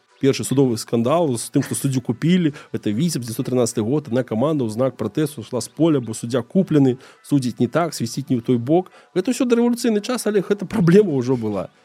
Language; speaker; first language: Belarusian; non-native, local second language; Russian